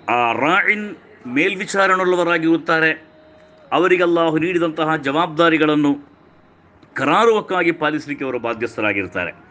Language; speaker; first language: Kannada; non-native, local second language; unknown